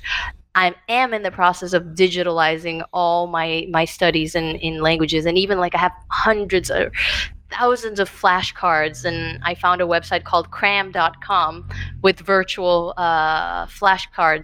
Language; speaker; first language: English; non-native, fluent; Portuguese